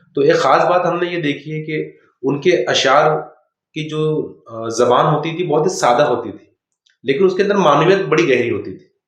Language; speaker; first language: Urdu; native; Urdu